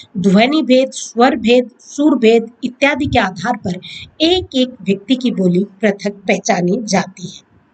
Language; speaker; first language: Hindi; native; Hindi